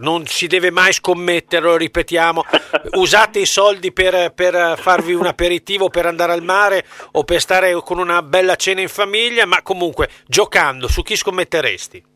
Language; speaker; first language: Italian; native; Italian